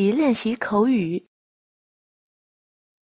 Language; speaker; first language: Chinese; non-native, fluent; Vietnamese